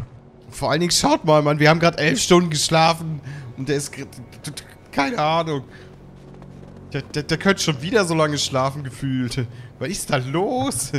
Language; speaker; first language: German; native; German